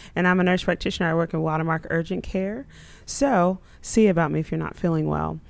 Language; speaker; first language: English; early bilingual, other home language; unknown